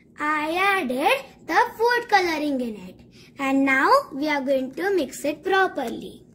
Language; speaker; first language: English; non-native, local second language; Marathi